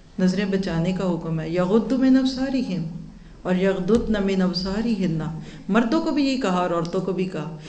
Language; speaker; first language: Urdu; native; Urdu